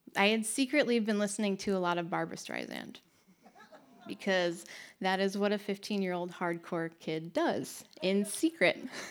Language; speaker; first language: English; native; English